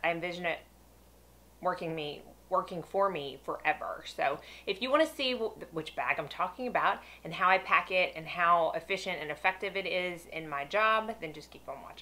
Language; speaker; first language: English; native; English